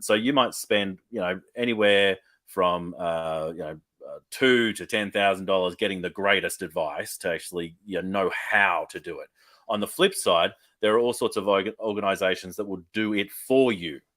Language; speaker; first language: English; native; English